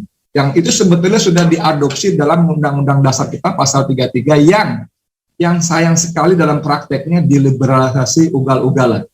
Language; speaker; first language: Indonesian; native; Indonesian